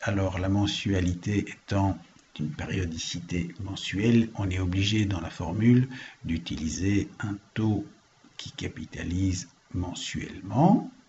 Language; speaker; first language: French; native; French